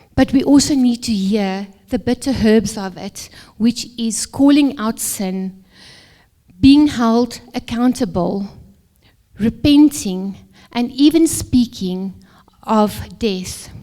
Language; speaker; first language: English; non-native, local second language; Afrikaans